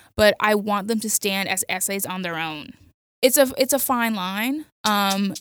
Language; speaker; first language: English; native; English